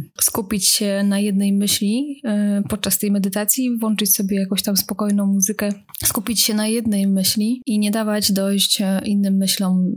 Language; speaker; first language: Polish; native; Polish